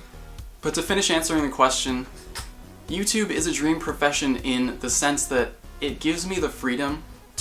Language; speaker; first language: English; native; English